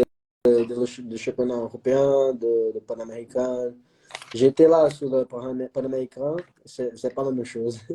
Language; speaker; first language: French; non-native, learner; Portuguese